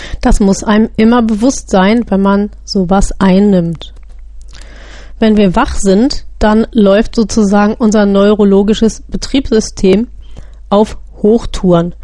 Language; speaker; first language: German; native; German